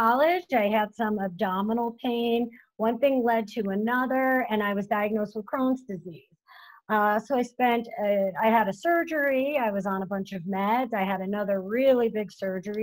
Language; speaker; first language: English; native; English